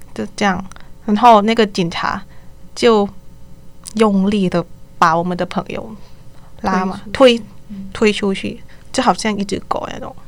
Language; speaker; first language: Chinese; non-native, learner; Thai